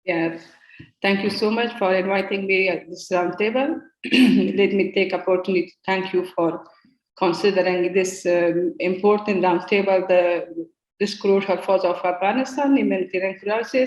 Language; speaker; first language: English; non-native, learner; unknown